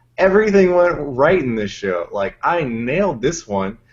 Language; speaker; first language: English; native; English